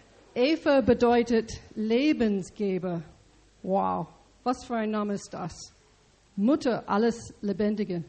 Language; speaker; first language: German; non-native, learner; English